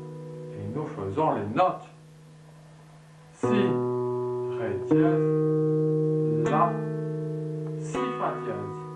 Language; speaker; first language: French; native; French